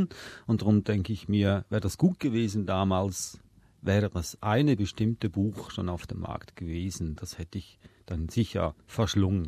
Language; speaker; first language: German; native; German